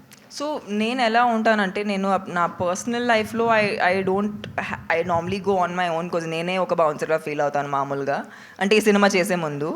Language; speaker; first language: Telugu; non-native, local second language; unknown